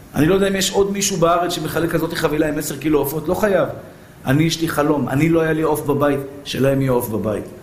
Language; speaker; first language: Hebrew; early bilingual, other home language; Persian